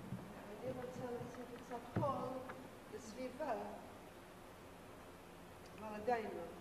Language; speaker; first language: Hebrew; non-native, learner; English